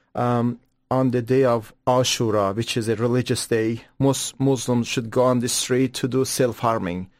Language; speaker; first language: English; non-native, fluent; Persian